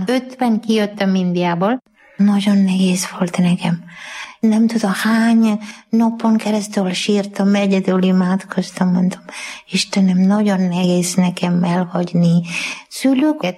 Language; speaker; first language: Hungarian; non-native, fluent; Malayalam